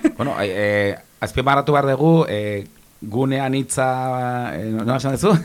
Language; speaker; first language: Basque; non-native, local second language; Spanish